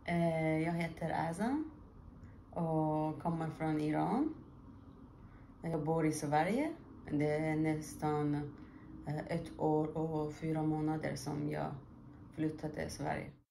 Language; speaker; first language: Swedish; non-native, learner; Persian